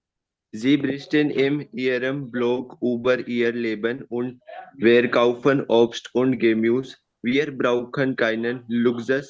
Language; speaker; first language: German; non-native, learner; Hindi